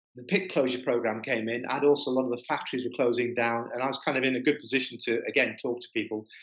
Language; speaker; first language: English; native; English